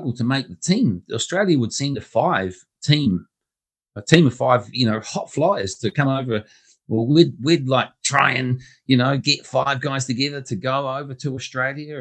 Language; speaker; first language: English; native; English